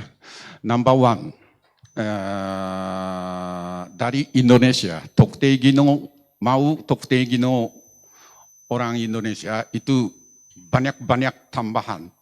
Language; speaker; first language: Indonesian; non-native, learner; Japanese